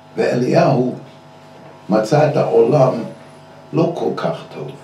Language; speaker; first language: Hebrew; non-native, fluent; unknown